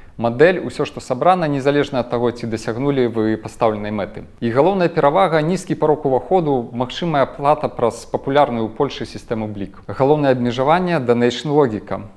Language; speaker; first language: Belarusian; non-native, local second language; Russian